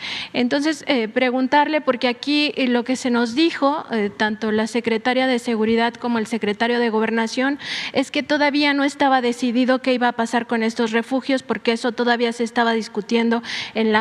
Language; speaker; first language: Spanish; native; Spanish